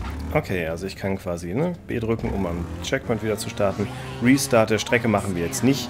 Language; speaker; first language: German; native; German